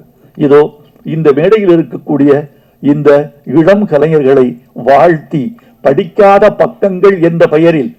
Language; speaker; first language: Tamil; native; Tamil